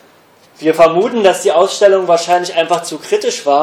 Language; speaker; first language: German; native; German